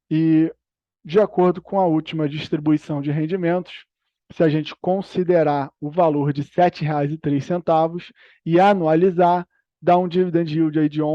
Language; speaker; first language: Portuguese; native; Portuguese